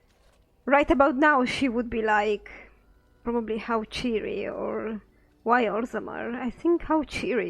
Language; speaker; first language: English; non-native, fluent; Italian